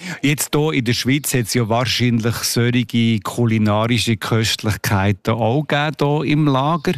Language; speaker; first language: German; native; German